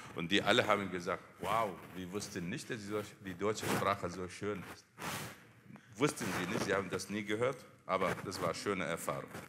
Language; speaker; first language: German; non-native, fluent; Arabic